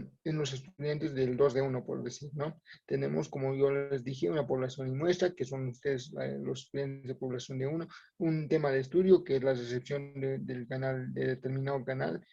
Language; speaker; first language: Spanish; native; Spanish